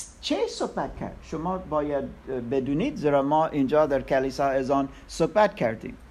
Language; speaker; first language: Persian; non-native, learner; English